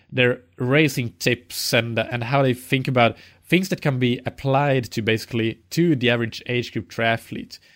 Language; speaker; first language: English; non-native, fluent; Swedish